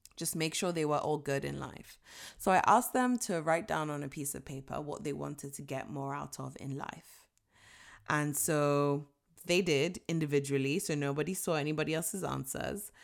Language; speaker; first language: English; non-native, local second language; Yoruba